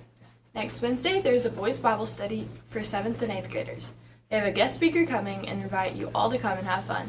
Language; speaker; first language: English; native; English